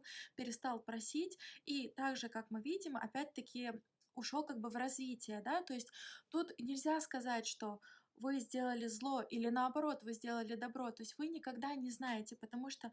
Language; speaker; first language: Russian; native; Russian